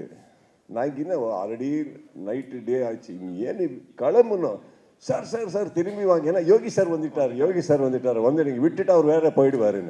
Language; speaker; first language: Tamil; non-native, learner; Kannada